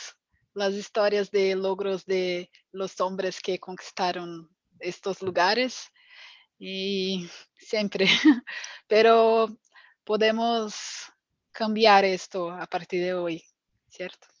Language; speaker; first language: Spanish; non-native, fluent; Portuguese